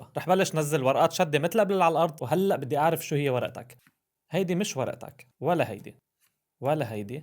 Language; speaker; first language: Arabic; native; Arabic